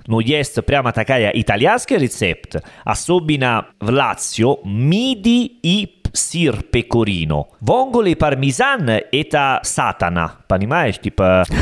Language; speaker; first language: Russian; non-native, learner; Italian